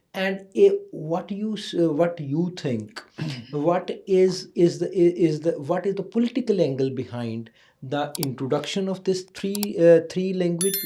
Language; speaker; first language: English; non-native, local second language; Punjabi